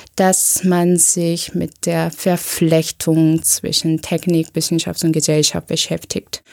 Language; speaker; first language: German; non-native, fluent; Korean